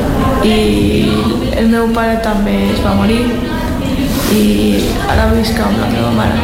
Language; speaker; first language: Catalan; non-native, learner; Georgian